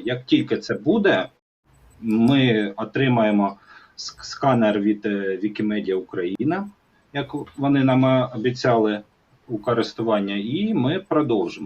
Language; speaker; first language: Ukrainian; non-native, local second language; Russian